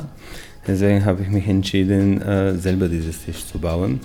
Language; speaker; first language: German; non-native, fluent; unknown